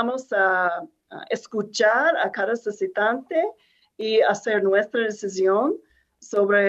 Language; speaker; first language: Spanish; non-native, fluent; English